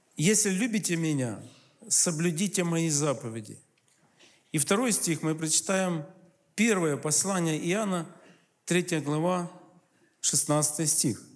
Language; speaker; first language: Russian; native; Russian